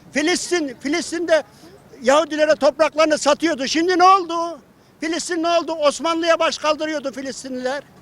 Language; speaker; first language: Turkish; native; Turkish